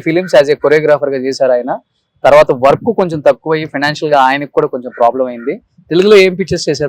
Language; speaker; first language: Telugu; native; Telugu